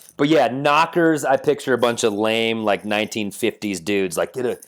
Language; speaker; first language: English; native; English